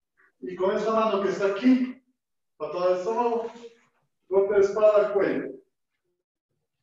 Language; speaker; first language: Spanish; native; Spanish